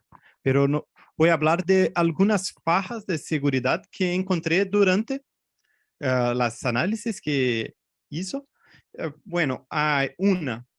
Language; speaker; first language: Spanish; non-native, fluent; Portuguese